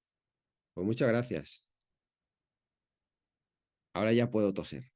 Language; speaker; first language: Spanish; native; Spanish